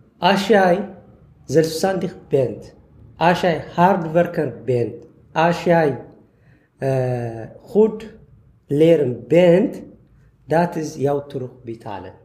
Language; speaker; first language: Dutch; non-native, learner; Tigrinya